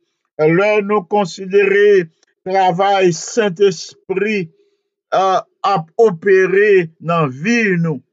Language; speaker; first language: French; non-native, local second language; Haitian Creole